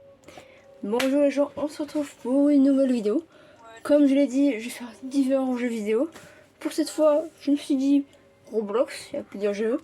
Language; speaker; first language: French; native; French